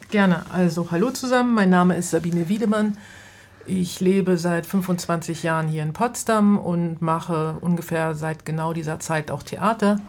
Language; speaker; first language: German; native; German